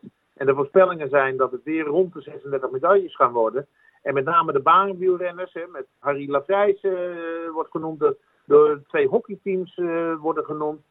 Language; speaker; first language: Dutch; native; Dutch